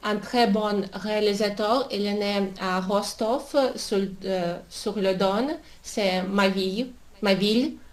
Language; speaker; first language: French; non-native, learner; Russian